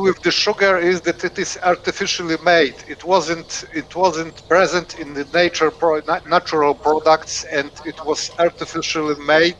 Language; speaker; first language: English; non-native, fluent; Polish